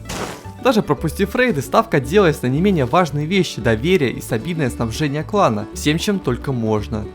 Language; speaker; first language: Russian; native; Russian